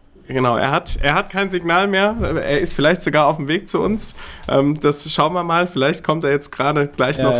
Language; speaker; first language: German; native; German